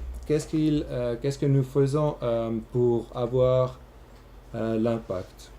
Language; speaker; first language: French; non-native, local second language; German